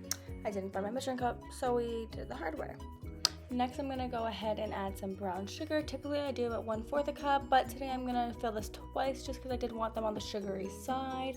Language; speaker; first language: English; native; English